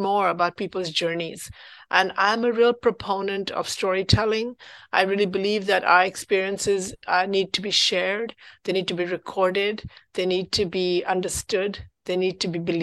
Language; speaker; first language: English; non-native, local second language; Punjabi